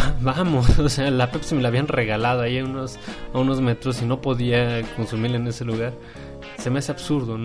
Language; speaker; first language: Spanish; native; Spanish